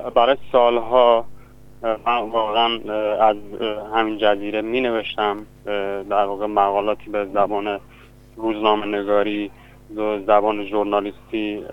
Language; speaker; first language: Persian; non-native, local second language; Kurdish